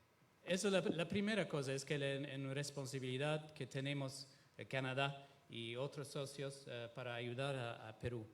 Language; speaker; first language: Spanish; non-native, fluent; Italian